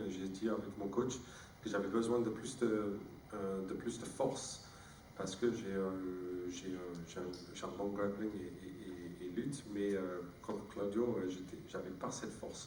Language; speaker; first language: French; non-native, fluent; English